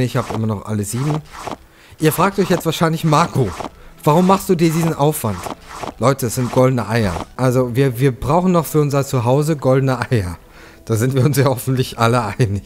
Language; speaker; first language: German; native; German